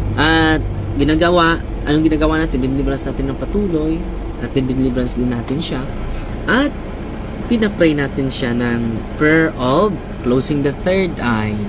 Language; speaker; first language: Filipino; non-native, local second language; Cebuano